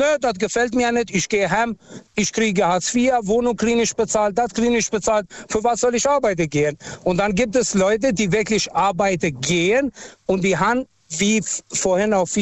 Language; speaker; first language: German; non-native, local second language; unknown